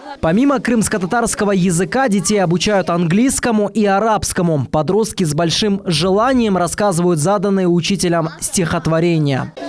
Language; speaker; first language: Russian; native; Russian